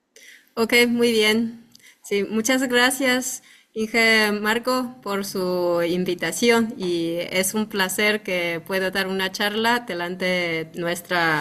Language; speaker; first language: Spanish; non-native, fluent; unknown